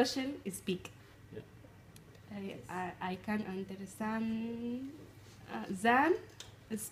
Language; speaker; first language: English; non-native, learner; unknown